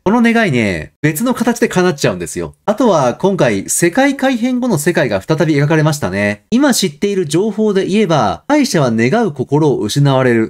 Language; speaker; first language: Japanese; native; Japanese